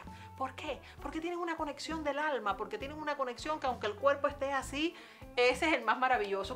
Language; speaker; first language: Spanish; native; Spanish